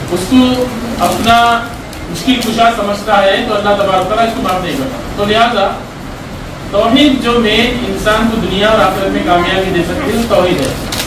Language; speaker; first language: Hindi; non-native, local second language; Urdu